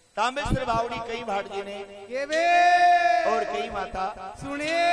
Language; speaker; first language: Hindi; native; Hindi